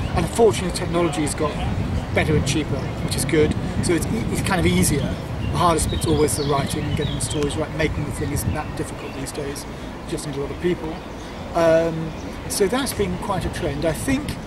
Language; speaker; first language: English; native; English